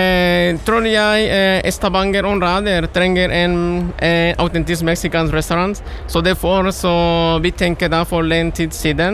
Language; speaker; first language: Norwegian; non-native, learner; Spanish